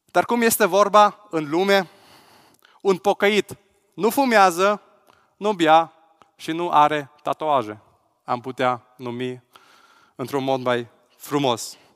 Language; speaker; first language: Romanian; non-native, local second language; Hungarian